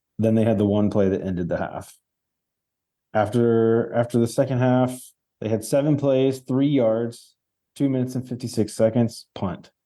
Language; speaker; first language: English; native; English